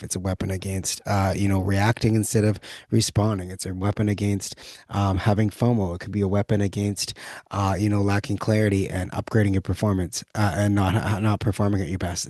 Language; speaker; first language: English; native; English